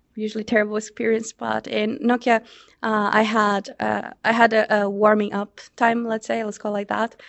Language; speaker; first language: English; non-native, fluent; Portuguese